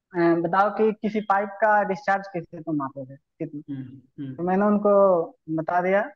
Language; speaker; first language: Hindi; native; Hindi